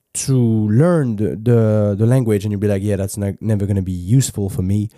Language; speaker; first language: English; non-native, fluent; French